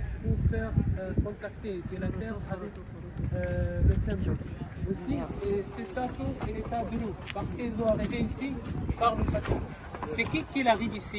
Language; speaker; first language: French; non-native, learner; Arabic